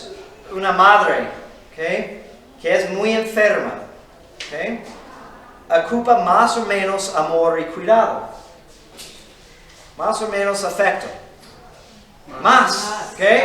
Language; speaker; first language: Spanish; non-native, fluent; English